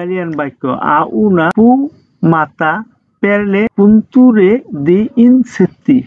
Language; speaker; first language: Italian; non-native, fluent; Bangla